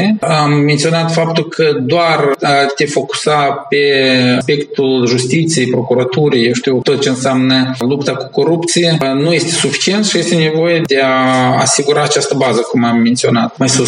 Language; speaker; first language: Romanian; native; Romanian